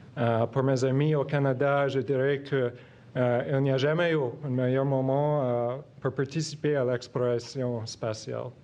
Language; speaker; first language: French; non-native, fluent; English